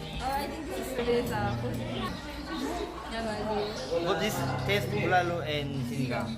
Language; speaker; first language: English; non-native, learner; Korean